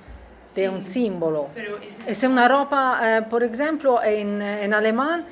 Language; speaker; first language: Spanish; non-native, learner; Italian